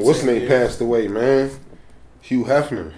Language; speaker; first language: English; native; English